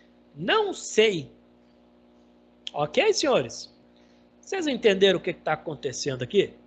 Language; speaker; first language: Portuguese; native; Portuguese